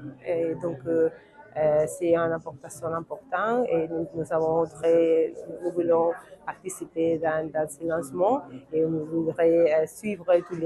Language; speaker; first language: French; non-native, fluent; Catalan